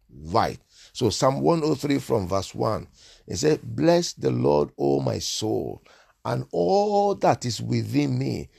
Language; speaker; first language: English; non-native, local second language; Yoruba